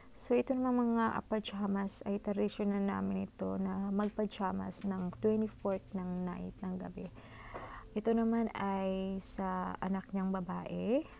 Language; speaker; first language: Filipino; non-native, local second language; Cebuano